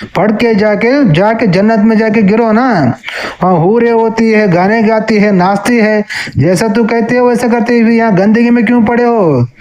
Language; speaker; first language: Hindi; non-native, local second language; Telugu